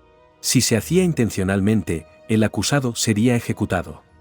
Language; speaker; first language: Spanish; native; Spanish